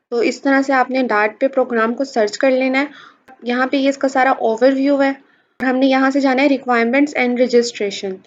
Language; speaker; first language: Urdu; native; Urdu